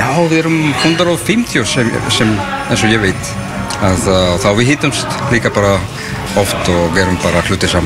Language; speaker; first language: Icelandic; non-native, learner; Spanish